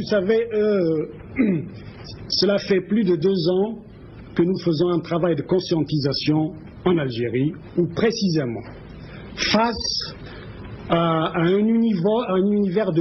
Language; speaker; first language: French; non-native, local second language; Kabyle